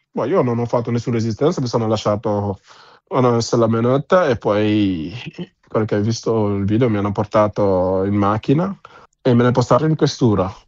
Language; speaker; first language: Italian; non-native, fluent; Wolof